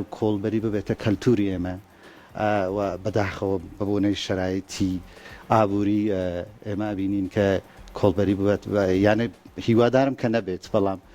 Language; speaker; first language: Central Kurdish; non-native, local second language; Gurani